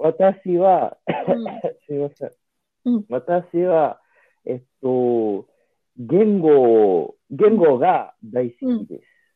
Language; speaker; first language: Japanese; non-native, learner; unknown